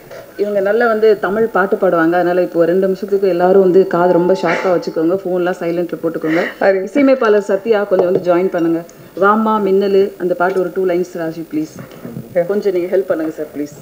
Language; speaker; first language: Tamil; native; Tamil